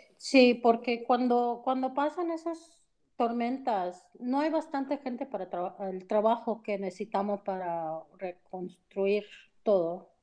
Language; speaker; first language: Spanish; early bilingual, heritage; Spanish